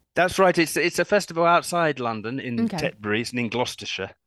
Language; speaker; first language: English; native; English